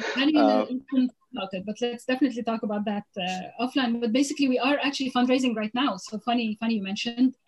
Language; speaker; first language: English; non-native, fluent; Arabic